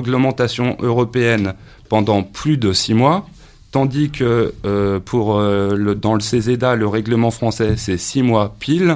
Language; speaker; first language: French; native; French